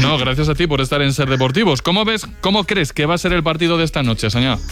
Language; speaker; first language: Spanish; native; Spanish